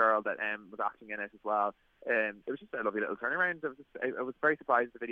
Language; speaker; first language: English; native; English